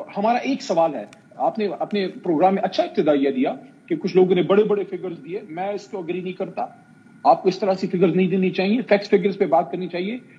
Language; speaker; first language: Urdu; non-native, local second language; Pashto